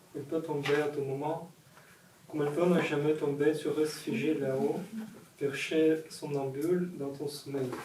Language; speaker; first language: French; non-native, learner; Russian